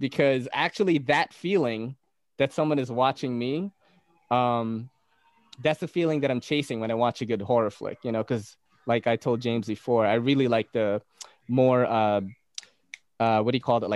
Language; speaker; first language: English; early bilingual, other home language; Bikol